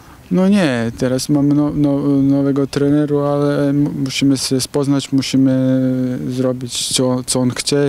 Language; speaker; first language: Polish; non-native, learner; Slovenian